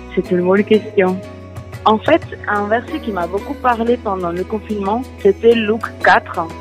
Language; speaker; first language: French; non-native, fluent; Portuguese